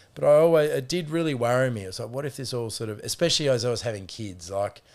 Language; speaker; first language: English; native; English